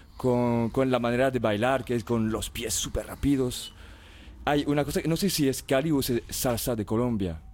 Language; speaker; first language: Spanish; non-native, fluent; French